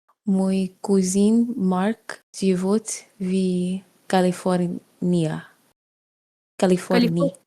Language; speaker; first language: Russian; non-native, learner; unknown